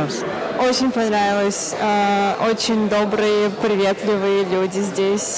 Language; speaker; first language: Russian; non-native, fluent; Kyrgyz